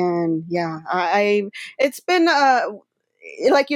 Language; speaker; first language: English; native; English